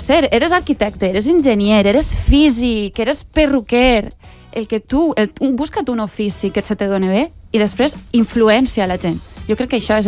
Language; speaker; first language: Catalan; native; Catalan